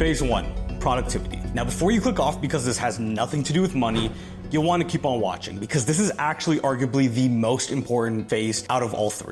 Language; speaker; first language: English; native; English